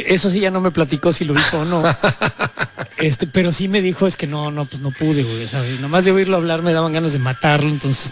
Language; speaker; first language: Spanish; native; Spanish